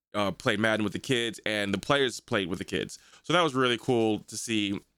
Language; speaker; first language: English; native; English